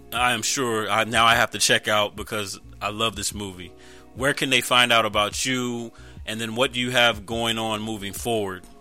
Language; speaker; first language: English; non-native, fluent; Dutch